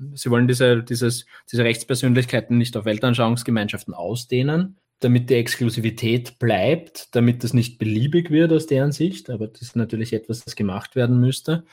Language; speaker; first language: German; native; German